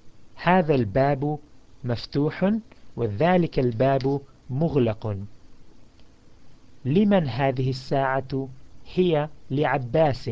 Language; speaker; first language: Arabic; non-native, fluent; English